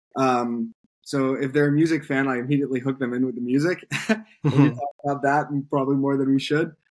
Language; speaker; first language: English; non-native, fluent; French